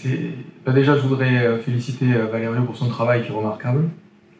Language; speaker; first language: French; native; French